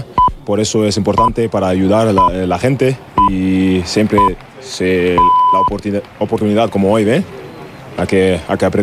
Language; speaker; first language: Spanish; non-native, learner; German